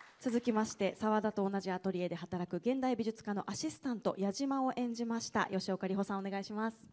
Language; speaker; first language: Japanese; native; Japanese